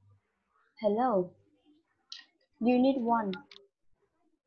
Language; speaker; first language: English; non-native, learner; Vietnamese